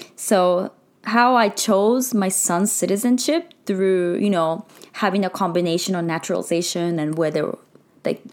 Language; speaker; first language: English; early bilingual, heritage; Japanese